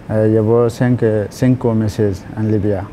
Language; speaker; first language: Spanish; non-native, learner; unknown